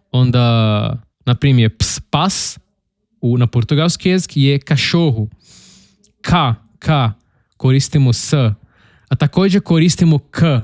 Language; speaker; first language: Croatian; non-native, learner; Portuguese